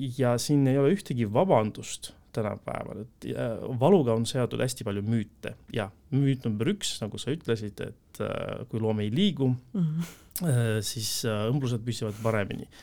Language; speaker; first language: Estonian; non-native, local second language; Russian